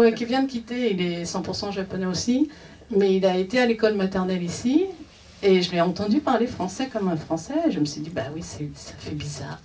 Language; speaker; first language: French; non-native, fluent; Japanese